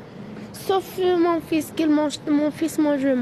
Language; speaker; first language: French; non-native, learner; Arabic